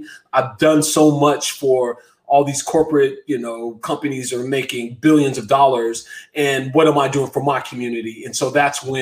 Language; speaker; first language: English; native; English